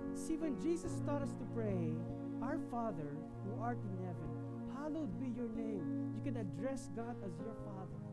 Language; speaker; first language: English; non-native, local second language; Filipino